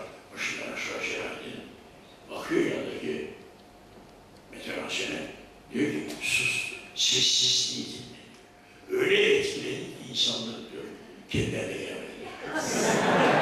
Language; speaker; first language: Turkish; native; Turkish